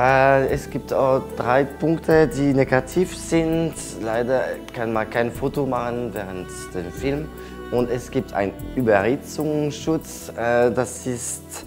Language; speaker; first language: German; non-native, fluent; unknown